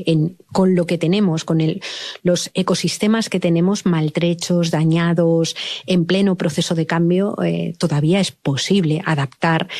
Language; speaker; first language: Spanish; native; Spanish